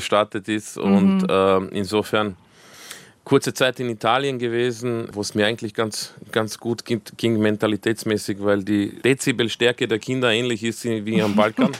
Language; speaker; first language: German; early bilingual, other home language; Croatian